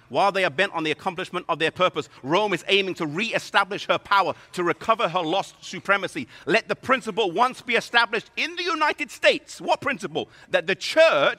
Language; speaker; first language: English; native; English